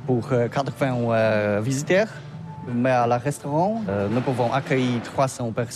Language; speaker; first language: French; non-native, learner; Polish